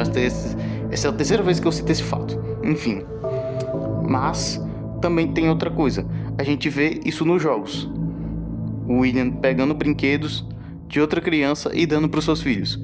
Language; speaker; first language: Portuguese; native; Portuguese